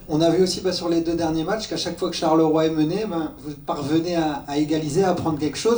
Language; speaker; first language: French; native; French